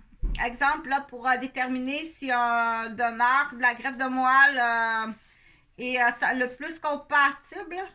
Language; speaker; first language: French; native; French